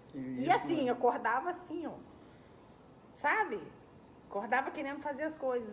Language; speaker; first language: Portuguese; native; Portuguese